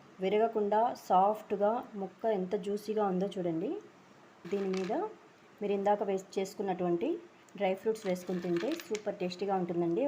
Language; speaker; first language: Telugu; non-native, local second language; Urdu